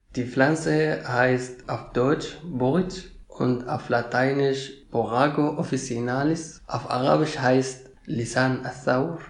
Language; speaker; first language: German; non-native, learner; Arabic